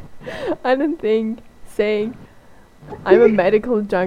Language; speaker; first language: English; non-native, fluent; German